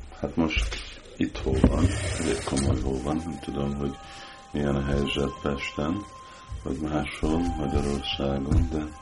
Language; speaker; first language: Hungarian; early bilingual, heritage; Hungarian